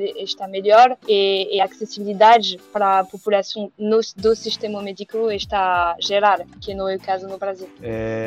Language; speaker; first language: Portuguese; non-native, learner; French